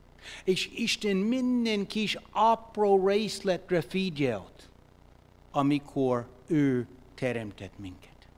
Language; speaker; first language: Hungarian; non-native, fluent; English